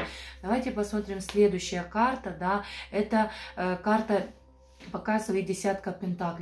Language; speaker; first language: Russian; non-native, fluent; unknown